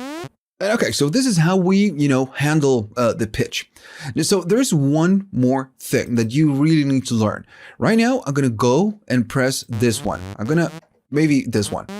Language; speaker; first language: English; non-native, fluent; Spanish